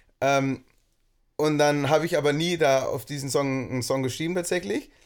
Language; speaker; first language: German; native; German